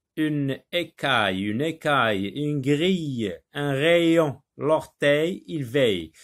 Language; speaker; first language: French; non-native, local second language; Arabic